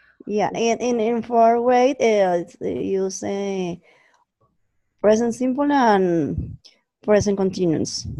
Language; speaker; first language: English; non-native, learner; Spanish